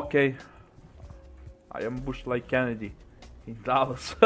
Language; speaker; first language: English; non-native, learner; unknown